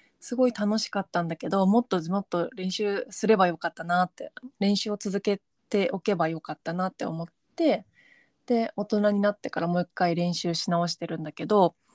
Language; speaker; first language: Japanese; native; Japanese